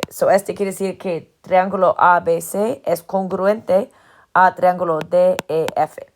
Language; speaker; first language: Spanish; non-native, fluent; English